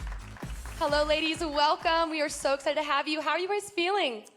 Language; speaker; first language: English; native; English